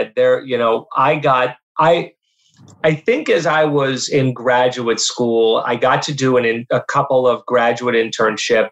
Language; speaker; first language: English; native; English